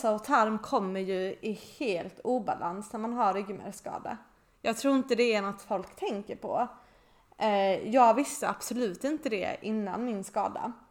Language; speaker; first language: Swedish; native; Swedish